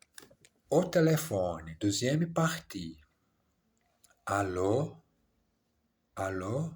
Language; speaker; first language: French; non-native, learner; English